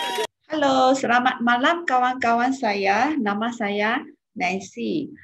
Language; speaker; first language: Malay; non-native, local second language; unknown